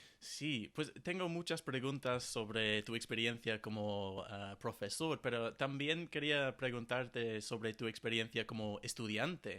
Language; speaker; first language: Spanish; non-native, fluent; English